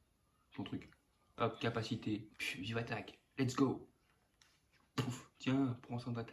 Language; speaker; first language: French; native; French